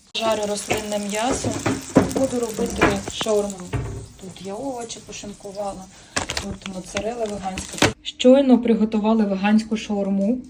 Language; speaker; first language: Ukrainian; non-native, local second language; Russian